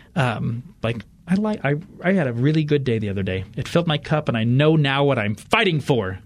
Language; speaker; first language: English; native; English